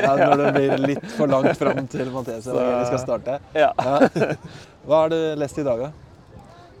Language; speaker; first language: Norwegian; native; Norwegian